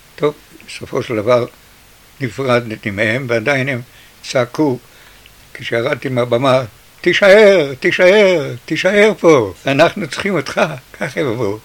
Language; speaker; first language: Hebrew; early bilingual, other home language; Yiddish